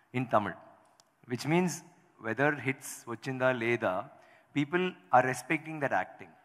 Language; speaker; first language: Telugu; non-native, learner; Tamil